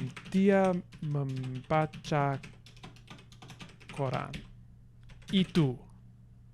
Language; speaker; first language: Indonesian; non-native, learner; English